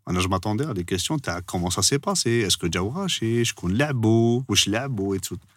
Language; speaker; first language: French; non-native, local second language; Arabic